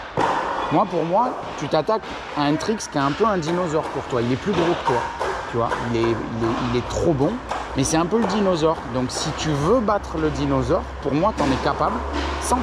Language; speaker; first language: French; native; French